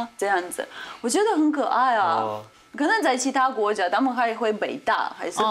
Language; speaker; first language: Chinese; non-native, fluent; French